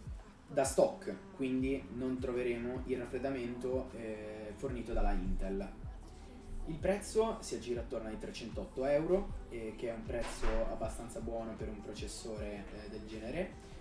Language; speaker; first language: Italian; native; Italian